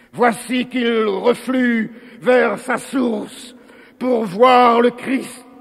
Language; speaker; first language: French; native; French